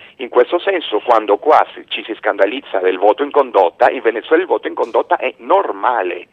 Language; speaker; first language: Italian; non-native, fluent; Spanish